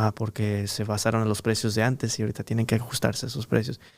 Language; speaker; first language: Spanish; early bilingual, heritage; Spanish